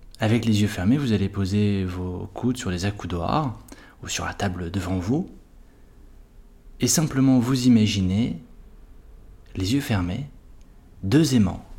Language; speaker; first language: French; native; French